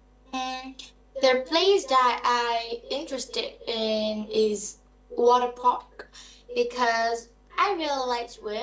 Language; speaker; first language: English; non-native, learner; Vietnamese